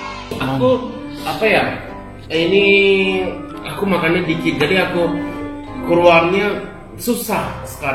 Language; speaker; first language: Indonesian; non-native, learner; Japanese